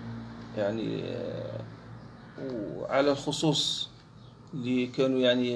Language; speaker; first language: Arabic; native; Arabic